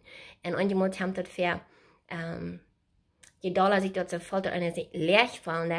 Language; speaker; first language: German; non-native, learner; Plautdietsch